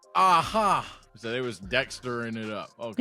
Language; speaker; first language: English; native; English